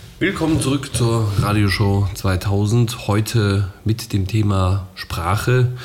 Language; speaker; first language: German; native; German